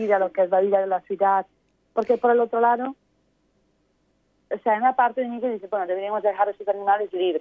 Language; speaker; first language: Spanish; native; Spanish